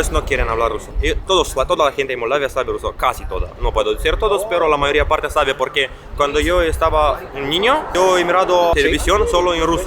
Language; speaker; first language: Spanish; non-native, learner; Romanian